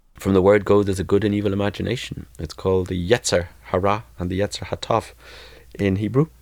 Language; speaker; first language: English; native; English